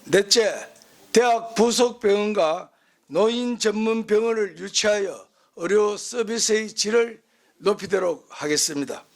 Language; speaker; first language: Korean; native; Korean